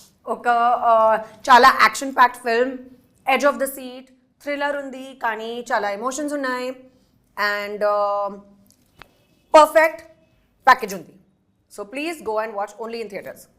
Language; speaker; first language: Telugu; non-native, local second language; Hindi